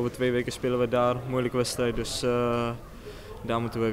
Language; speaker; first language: Dutch; non-native, fluent; Czech